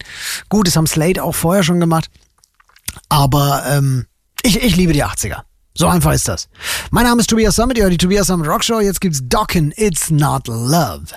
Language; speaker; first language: German; native; German